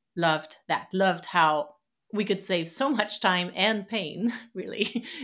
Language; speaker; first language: English; non-native, fluent; French